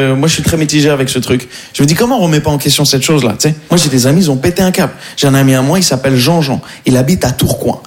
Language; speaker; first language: French; non-native, local second language; Arabic